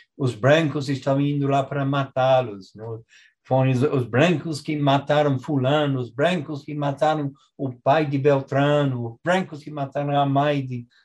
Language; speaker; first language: Portuguese; non-native, fluent; English